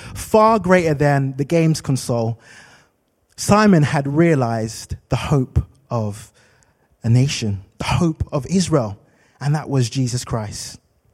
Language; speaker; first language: English; native; English